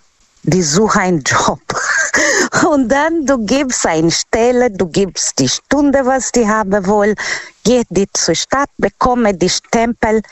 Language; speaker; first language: German; non-native, learner; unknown